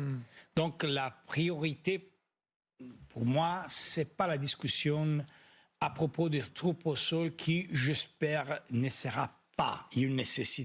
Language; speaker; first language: French; non-native, fluent; Italian